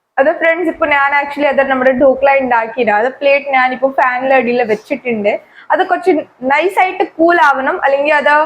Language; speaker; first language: Malayalam; non-native, learner; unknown